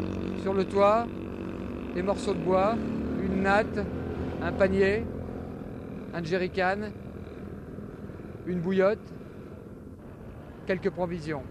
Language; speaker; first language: French; native; French